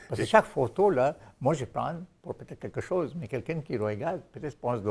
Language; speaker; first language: French; non-native, fluent; Bangla